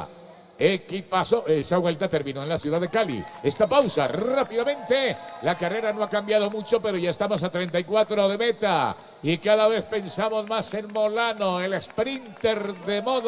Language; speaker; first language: Spanish; native; Spanish